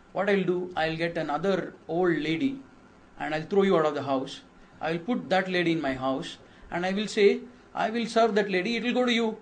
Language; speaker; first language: English; non-native, local second language; Kannada